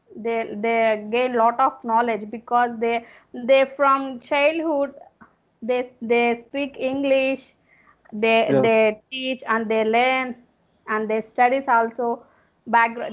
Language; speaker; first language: English; non-native, learner; Telugu